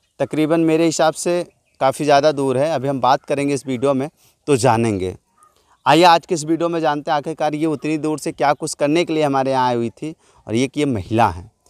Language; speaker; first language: Hindi; native; Hindi